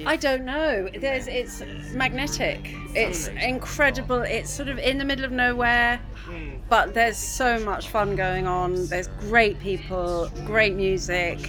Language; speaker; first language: English; native; English